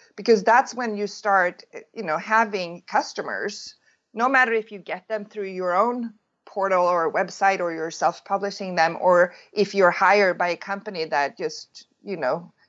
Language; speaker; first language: English; non-native, fluent; Swedish